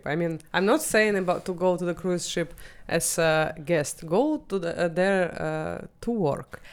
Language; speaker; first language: English; non-native, fluent; Russian